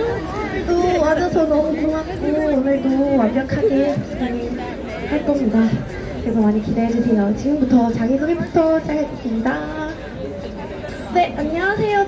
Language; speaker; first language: Korean; non-native, fluent; Chinese